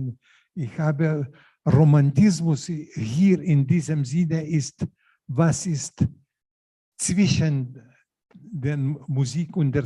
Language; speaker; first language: German; non-native, learner; Lithuanian